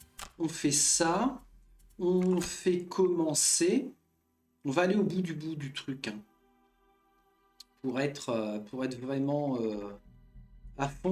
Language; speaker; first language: French; native; French